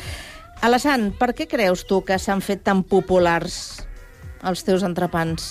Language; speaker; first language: Catalan; native; Catalan